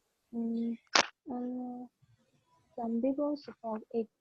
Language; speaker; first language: English; non-native, learner; Vietnamese